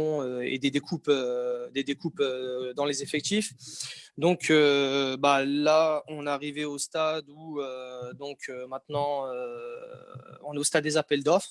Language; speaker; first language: French; native; French